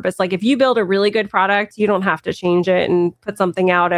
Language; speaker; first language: English; native; English